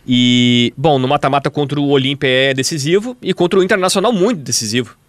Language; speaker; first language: Portuguese; native; Portuguese